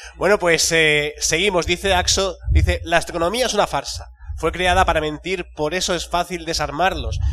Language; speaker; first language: Spanish; native; Spanish